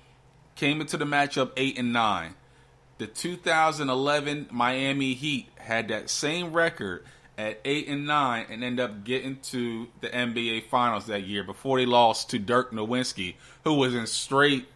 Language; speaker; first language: English; native; English